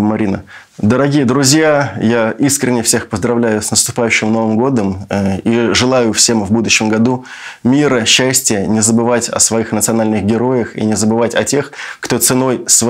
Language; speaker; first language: Russian; native; Russian